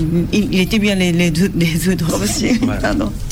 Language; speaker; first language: French; non-native, fluent; Japanese